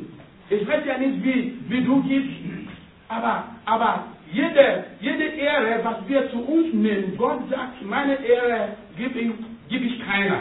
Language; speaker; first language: German; non-native, learner; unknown